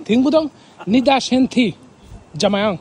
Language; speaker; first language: Chinese; non-native, learner; Bangla